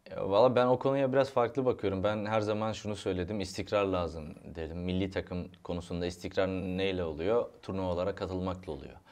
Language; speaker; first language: Turkish; early bilingual, heritage; Turkish